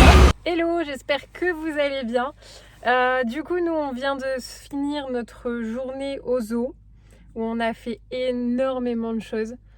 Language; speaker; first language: French; native; French